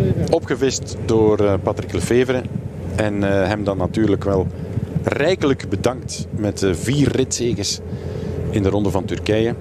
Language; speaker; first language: Dutch; native; Dutch